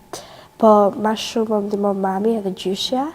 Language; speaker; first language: Albanian; early bilingual, heritage; Albanian